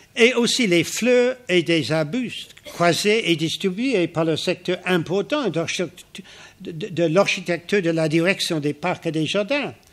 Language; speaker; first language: French; non-native, fluent; English